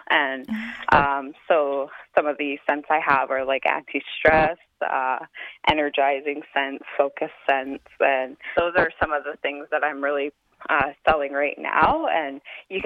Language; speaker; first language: English; native; English